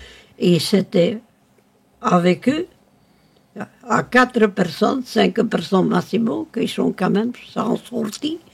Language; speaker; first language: French; non-native, local second language; Spanish